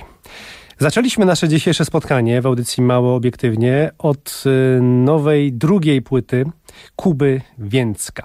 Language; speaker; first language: Polish; native; Polish